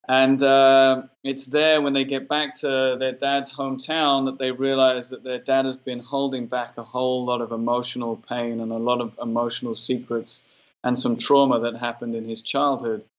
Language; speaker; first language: English; native; English